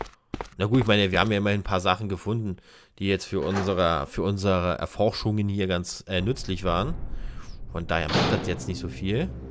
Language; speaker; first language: German; native; German